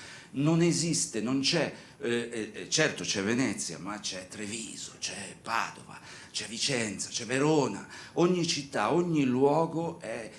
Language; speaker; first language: Italian; native; Italian